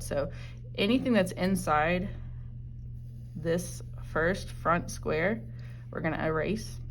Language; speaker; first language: English; native; English